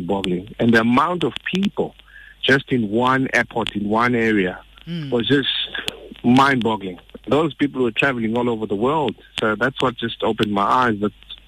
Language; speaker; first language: English; non-native, local second language; Xhosa